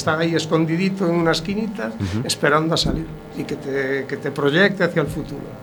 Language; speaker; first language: Spanish; native; Spanish